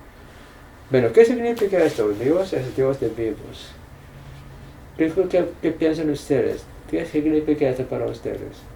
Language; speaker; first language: Spanish; non-native, fluent; English